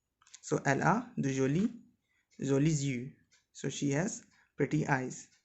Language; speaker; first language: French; non-native, learner; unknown